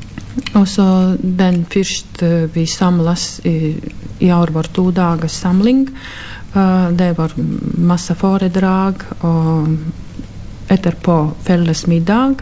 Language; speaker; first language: Norwegian; non-native, fluent; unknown